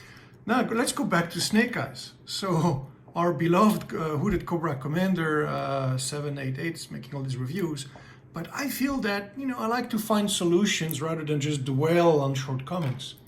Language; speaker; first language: English; native; English